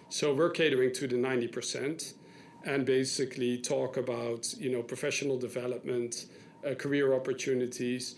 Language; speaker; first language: English; non-native, fluent; Dutch